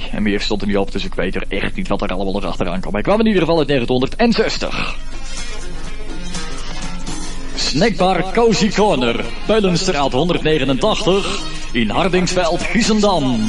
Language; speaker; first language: Dutch; native; Dutch